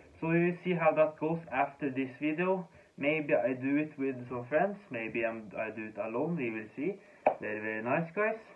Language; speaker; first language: English; non-native, fluent; Danish